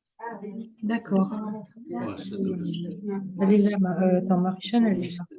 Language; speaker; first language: French; native; French